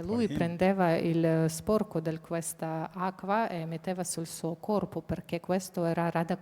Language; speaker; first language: Italian; non-native, fluent; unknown